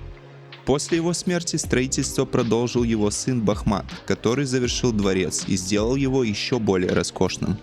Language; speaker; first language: Russian; native; Russian